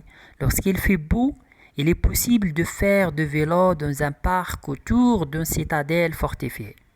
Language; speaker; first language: French; non-native, local second language; Arabic